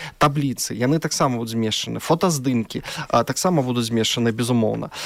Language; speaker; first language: Belarusian; non-native, local second language; Russian